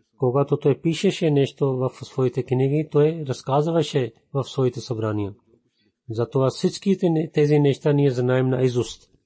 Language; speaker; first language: Bulgarian; non-native, fluent; Urdu